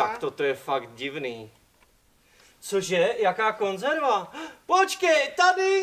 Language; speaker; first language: Czech; native; Czech